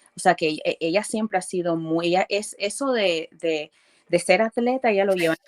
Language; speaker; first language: Spanish; early bilingual, other home language; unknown